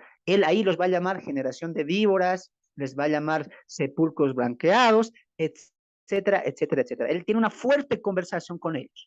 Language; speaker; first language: Spanish; native; Spanish